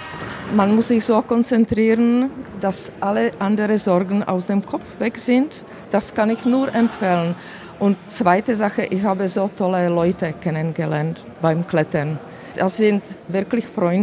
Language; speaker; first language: German; early bilingual, other home language; Czech